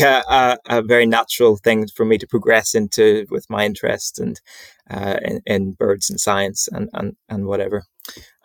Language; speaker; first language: English; native; English